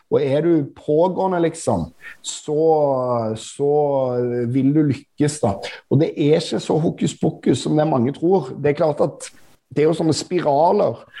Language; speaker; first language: Norwegian; native; Norwegian